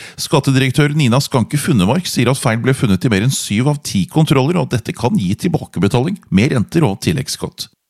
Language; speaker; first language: Norwegian; native; Norwegian